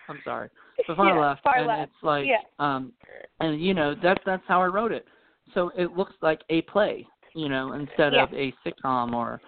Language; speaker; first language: English; native; English